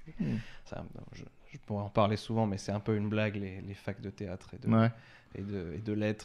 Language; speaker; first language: French; native; French